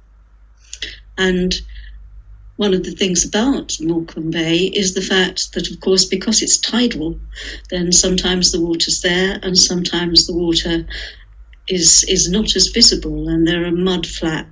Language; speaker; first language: English; native; English